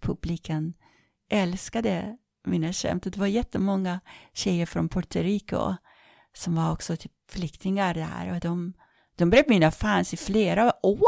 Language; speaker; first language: Swedish; non-native, fluent; Persian